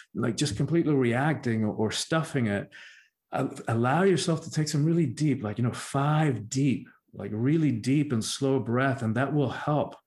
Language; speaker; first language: English; early bilingual, other home language; Spanish